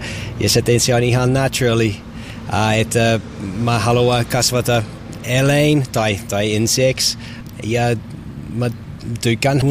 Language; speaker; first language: Finnish; non-native, learner; English